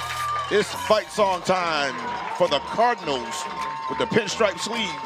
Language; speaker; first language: English; native; English